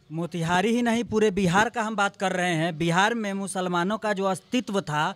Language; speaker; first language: Hindi; native; Hindi